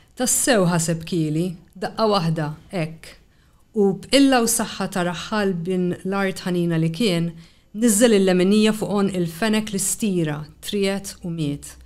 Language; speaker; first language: Maltese; native; Maltese